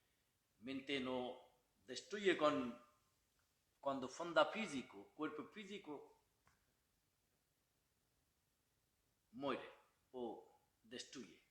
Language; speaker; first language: Spanish; non-native, learner; Bangla